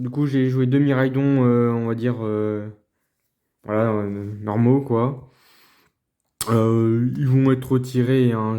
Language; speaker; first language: French; native; French